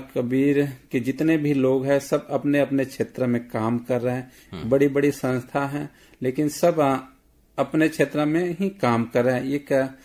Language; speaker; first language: Hindi; native; Hindi